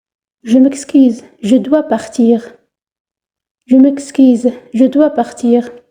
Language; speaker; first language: French; non-native, fluent; Arabic